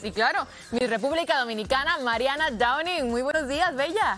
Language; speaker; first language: Spanish; native; Spanish